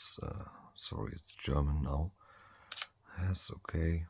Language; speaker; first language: English; non-native, learner; German